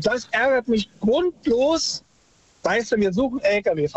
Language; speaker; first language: German; native; German